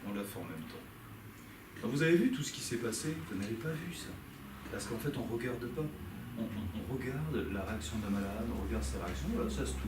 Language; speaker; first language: French; native; French